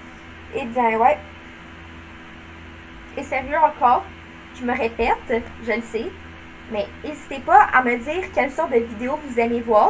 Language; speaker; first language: French; native; French